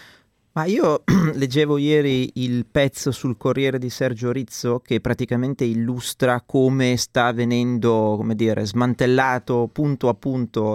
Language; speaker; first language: Italian; native; Italian